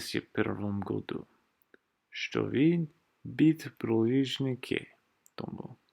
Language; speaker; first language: Russian; non-native, learner; English